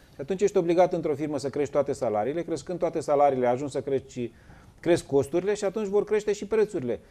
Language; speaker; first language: Romanian; native; Romanian